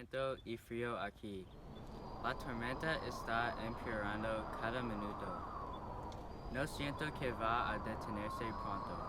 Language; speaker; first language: Spanish; non-native, learner; English